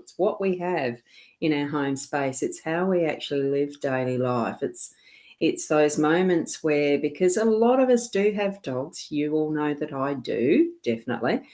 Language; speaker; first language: English; native; English